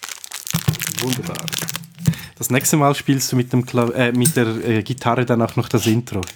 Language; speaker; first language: German; native; German